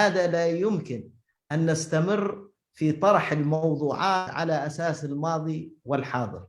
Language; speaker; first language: Arabic; native; Arabic